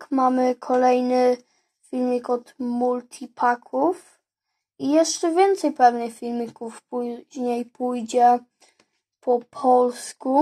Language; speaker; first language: Polish; early bilingual, heritage; Polish